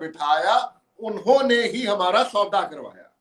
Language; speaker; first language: Hindi; native; Hindi